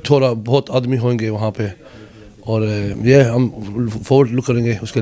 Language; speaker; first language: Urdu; early bilingual, heritage; Urdu